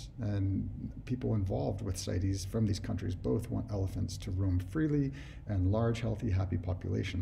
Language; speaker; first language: English; native; English